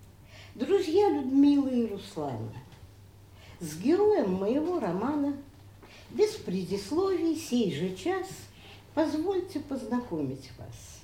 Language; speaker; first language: Russian; native; Russian